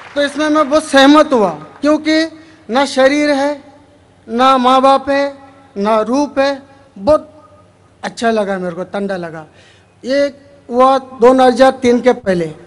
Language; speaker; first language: Hindi; non-native, local second language; Tamil